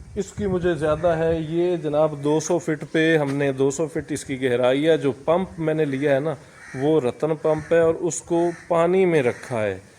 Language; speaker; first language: Urdu; non-native, local second language; Punjabi